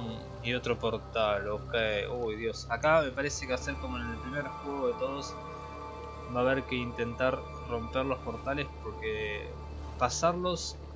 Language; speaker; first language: Spanish; native; Spanish